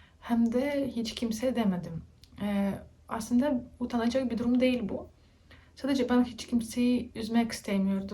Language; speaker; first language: Turkish; non-native, learner; Russian